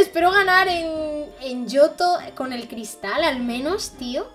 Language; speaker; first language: Spanish; native; Spanish